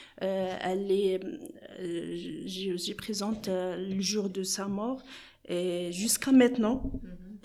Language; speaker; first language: French; non-native, learner; Arabic